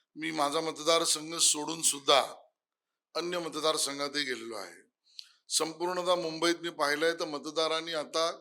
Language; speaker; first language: Marathi; native; Marathi